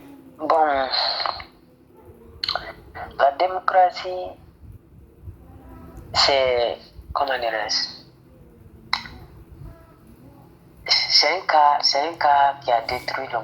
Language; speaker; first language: French; non-native, fluent; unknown